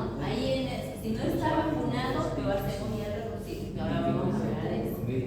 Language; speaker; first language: Spanish; native; Spanish